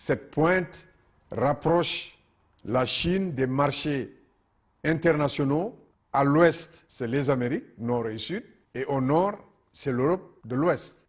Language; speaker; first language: French; non-native, local second language; Wolof